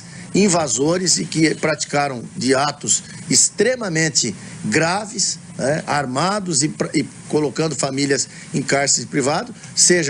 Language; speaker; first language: Portuguese; native; Portuguese